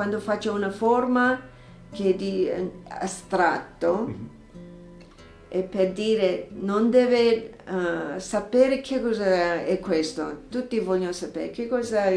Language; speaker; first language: Italian; non-native, fluent; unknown